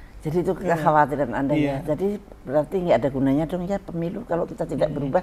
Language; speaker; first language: Indonesian; native; Indonesian